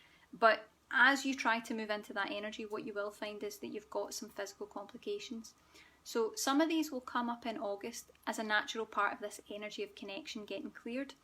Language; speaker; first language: English; native; English